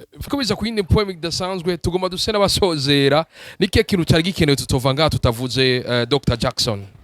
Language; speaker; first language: Rundi; native; Rundi